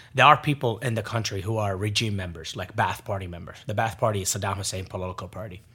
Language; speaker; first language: English; non-native, fluent; Arabic